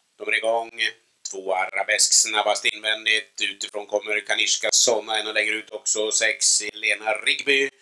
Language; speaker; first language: Swedish; native; Swedish